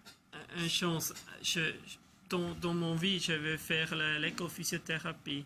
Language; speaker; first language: French; non-native, local second language; German